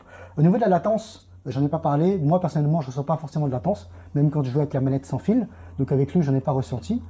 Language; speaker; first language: French; native; French